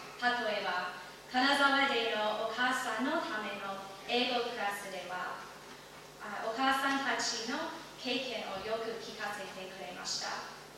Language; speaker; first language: Japanese; non-native, fluent; English